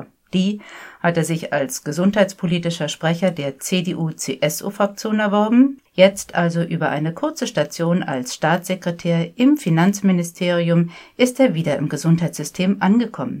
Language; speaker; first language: German; native; German